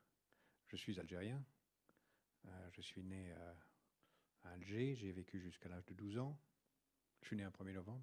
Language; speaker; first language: French; native; French